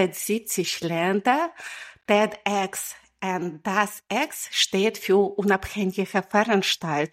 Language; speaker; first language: German; non-native, fluent; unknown